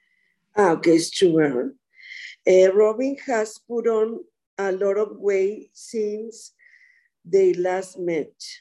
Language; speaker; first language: English; non-native, learner; Spanish